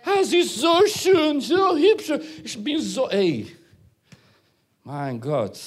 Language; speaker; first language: German; non-native, fluent; Portuguese